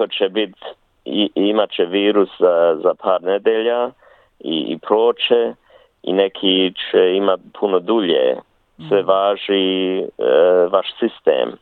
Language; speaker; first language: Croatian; early bilingual, heritage; Bosnian